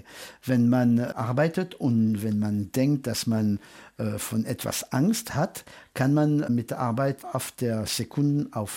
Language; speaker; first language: German; non-native, fluent; French